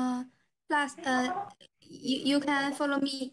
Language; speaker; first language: English; non-native, learner; Chinese